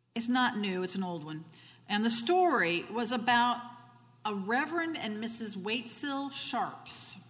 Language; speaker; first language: English; native; English